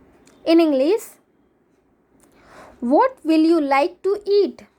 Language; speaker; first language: English; non-native, local second language; Hindi